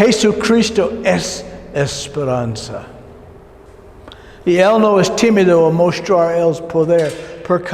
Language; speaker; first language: Spanish; non-native, learner; English